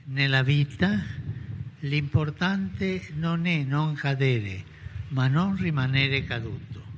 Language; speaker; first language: Italian; early bilingual, heritage; Spanish